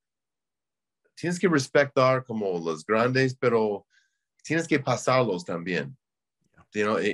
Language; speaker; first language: Spanish; non-native, learner; English